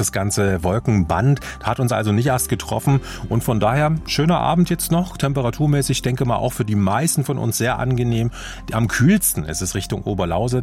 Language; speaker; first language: German; native; German